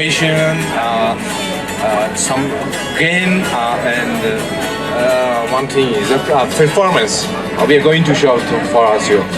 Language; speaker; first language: English; non-native, learner; Mongolian